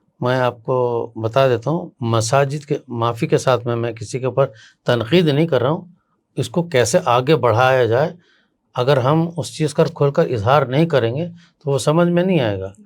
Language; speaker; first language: Urdu; native; Urdu